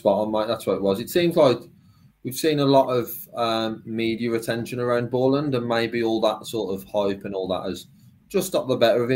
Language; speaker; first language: English; native; English